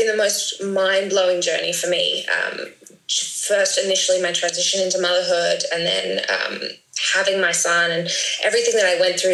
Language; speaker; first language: English; native; English